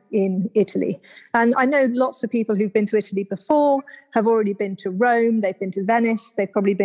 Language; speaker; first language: English; native; English